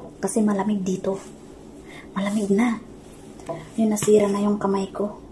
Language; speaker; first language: Filipino; non-native, local second language; Cebuano